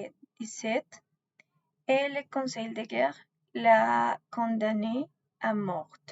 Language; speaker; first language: French; non-native, learner; Spanish